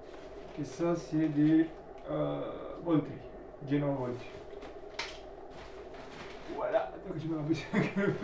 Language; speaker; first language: French; non-native, learner; Italian